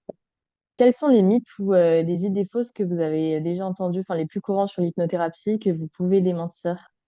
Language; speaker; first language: French; native; French